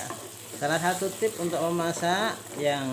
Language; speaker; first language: Indonesian; native; Indonesian